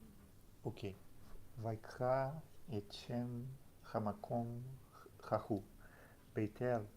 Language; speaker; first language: Hebrew; non-native, learner; Portuguese